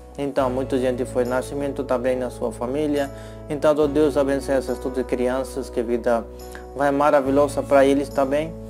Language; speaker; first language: Portuguese; non-native, learner; Hindi